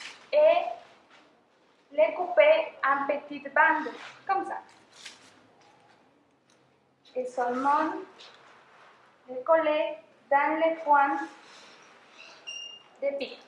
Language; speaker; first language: French; non-native, fluent; Spanish